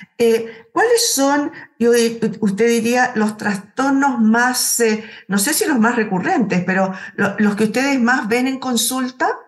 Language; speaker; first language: Spanish; native; Spanish